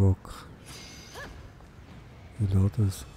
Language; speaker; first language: German; native; German